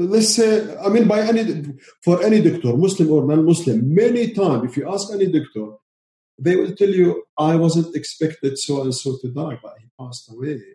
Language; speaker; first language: English; non-native, learner; Arabic